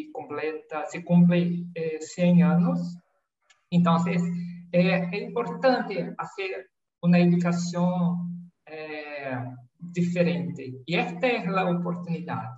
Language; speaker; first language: Spanish; non-native, learner; Portuguese